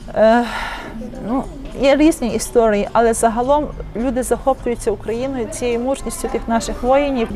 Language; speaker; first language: Ukrainian; native; Ukrainian